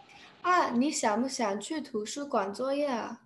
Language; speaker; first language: Chinese; non-native, learner; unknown